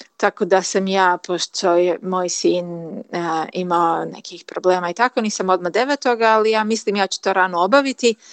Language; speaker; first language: Croatian; early bilingual, heritage; Croatian